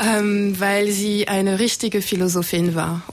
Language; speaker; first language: German; non-native, fluent; French